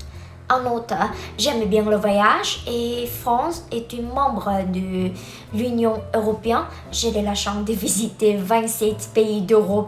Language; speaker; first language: French; non-native, learner; Vietnamese